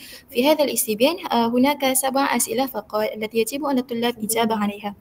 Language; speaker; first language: Arabic; non-native, learner; Malay